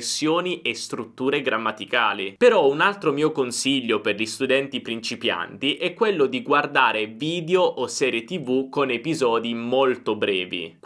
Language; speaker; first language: Italian; native; Italian